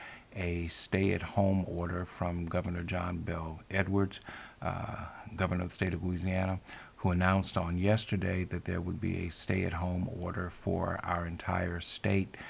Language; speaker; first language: English; native; English